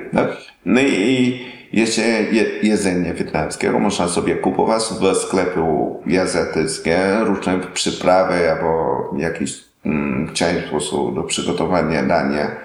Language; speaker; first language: Polish; non-native, learner; Vietnamese